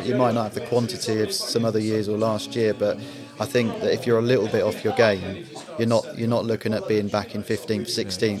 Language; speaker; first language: English; native; English